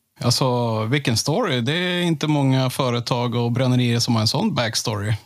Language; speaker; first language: Swedish; native; Swedish